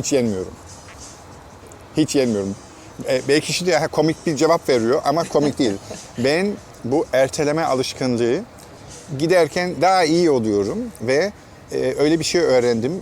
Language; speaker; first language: Turkish; non-native, fluent; German